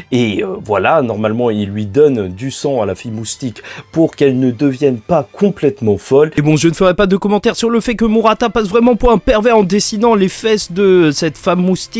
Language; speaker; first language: French; native; French